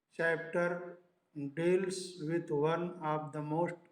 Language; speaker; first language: English; non-native, local second language; Hindi